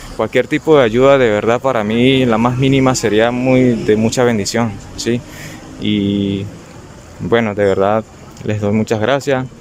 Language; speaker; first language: Spanish; native; Spanish